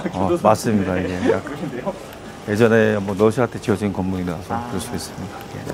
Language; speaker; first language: Korean; native; Korean